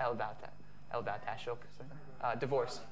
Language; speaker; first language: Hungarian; non-native, fluent; English